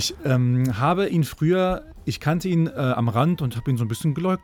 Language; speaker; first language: German; native; German